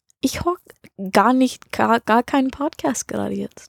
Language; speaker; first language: German; non-native, learner; English